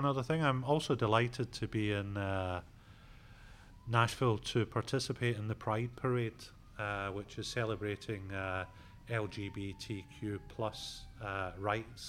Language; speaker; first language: English; native; English